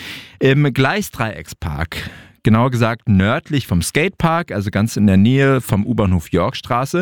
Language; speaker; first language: German; native; German